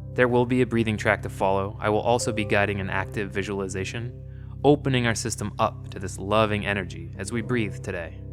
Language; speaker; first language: English; native; English